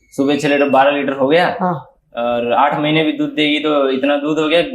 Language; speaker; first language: Hindi; native; Hindi